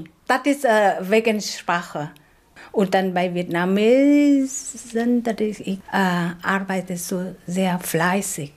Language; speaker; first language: German; non-native, learner; Vietnamese